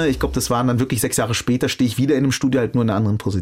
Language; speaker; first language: German; early bilingual, other home language; Arabic